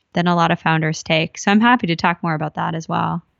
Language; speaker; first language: English; native; English